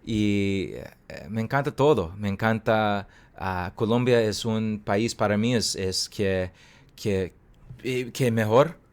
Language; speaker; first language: Spanish; non-native, learner; English